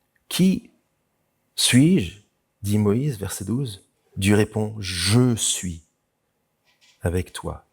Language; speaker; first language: French; native; French